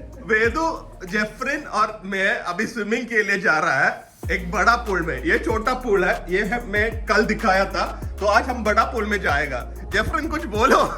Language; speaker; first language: Hindi; non-native, local second language; Malayalam